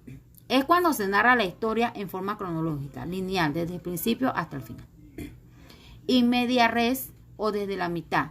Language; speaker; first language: Spanish; native; Spanish